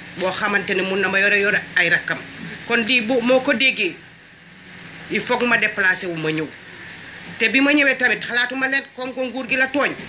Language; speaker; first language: Wolof; non-native, local second language; Jola-Fonyi